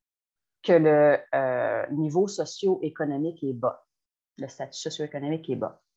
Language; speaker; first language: French; native; French